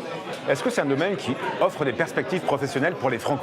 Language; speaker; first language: French; native; French